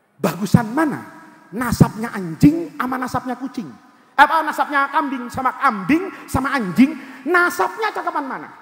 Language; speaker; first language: Indonesian; native; Indonesian